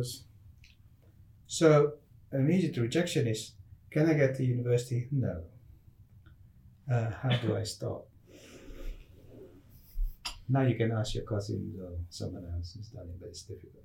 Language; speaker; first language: English; non-native, local second language; Filipino